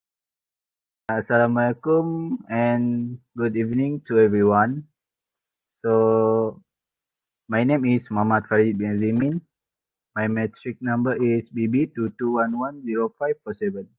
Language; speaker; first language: English; non-native, local second language; Malay